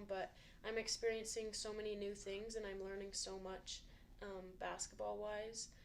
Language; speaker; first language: English; native; English